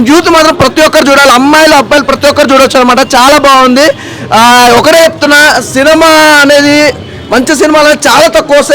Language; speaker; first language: Telugu; native; Telugu